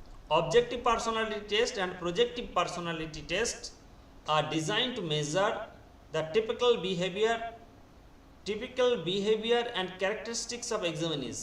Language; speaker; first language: English; non-native, local second language; Bangla